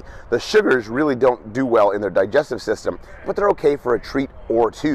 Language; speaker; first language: English; native; English